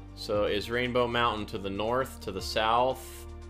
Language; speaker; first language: English; native; English